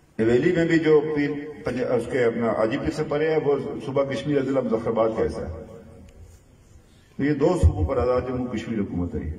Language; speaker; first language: Urdu; non-native, local second language; Pahari-Potwari